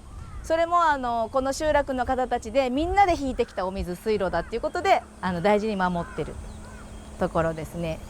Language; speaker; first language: Japanese; native; Japanese